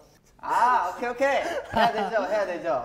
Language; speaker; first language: Korean; non-native, fluent; Chinese